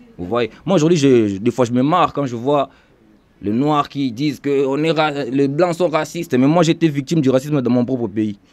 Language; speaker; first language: French; non-native, local second language; Lingala